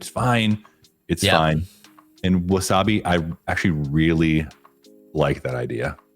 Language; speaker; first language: English; native; English